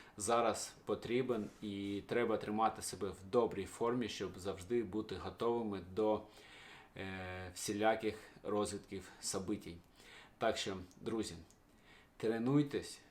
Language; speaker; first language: Ukrainian; non-native, local second language; Russian